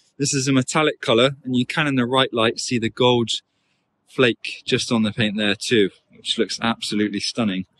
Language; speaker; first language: English; native; English